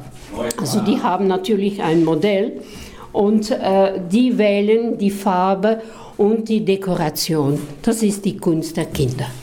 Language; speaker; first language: German; non-native, fluent; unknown